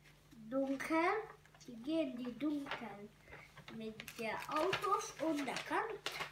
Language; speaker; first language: German; non-native, learner; Hungarian